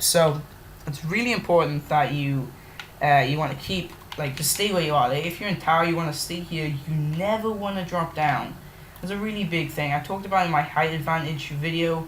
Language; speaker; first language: English; native; English